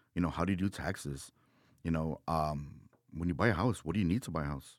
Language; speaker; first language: English; native; English